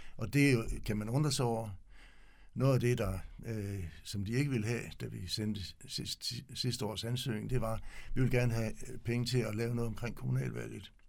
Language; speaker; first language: Danish; native; Danish